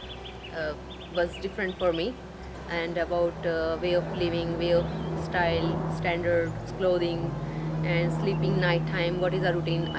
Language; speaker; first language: English; non-native, learner; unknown